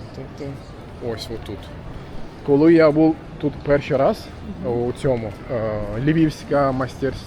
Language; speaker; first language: Ukrainian; non-native, fluent; Turkish